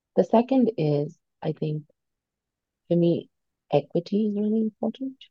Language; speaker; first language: English; non-native, local second language; Hindi